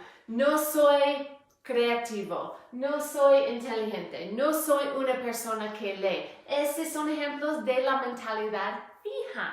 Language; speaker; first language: Spanish; non-native, fluent; English